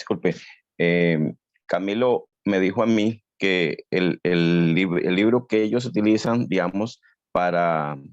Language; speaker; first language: Spanish; native; Spanish